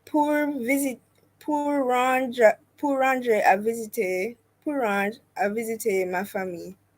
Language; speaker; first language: French; non-native, learner; English